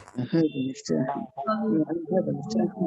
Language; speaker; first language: Arabic; non-native, learner; Bangla